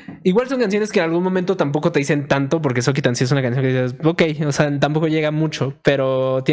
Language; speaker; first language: Spanish; native; Spanish